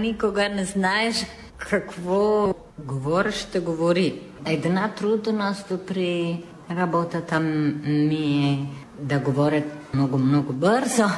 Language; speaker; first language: Bulgarian; non-native, fluent; Italian